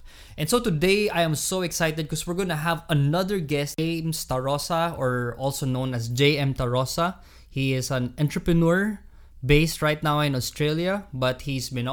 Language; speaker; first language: English; non-native, local second language; Hiligaynon